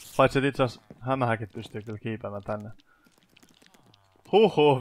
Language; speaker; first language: Finnish; native; Finnish